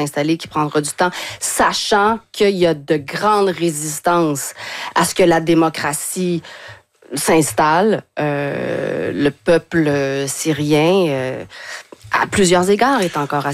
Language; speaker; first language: French; native; French